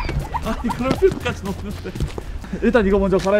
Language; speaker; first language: Korean; native; Korean